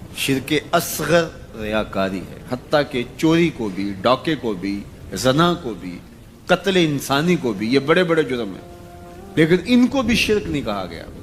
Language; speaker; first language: Urdu; non-native, local second language; Punjabi